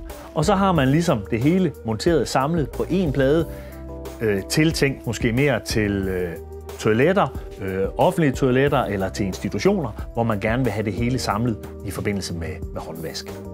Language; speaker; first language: Danish; native; Danish